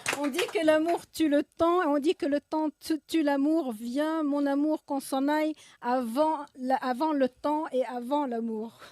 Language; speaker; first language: French; early bilingual, other home language; Arabic